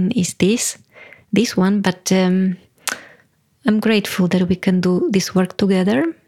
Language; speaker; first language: English; non-native, fluent; Slovak